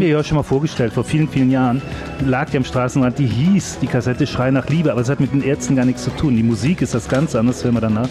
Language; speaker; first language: German; native; German